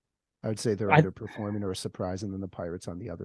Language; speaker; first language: English; native; English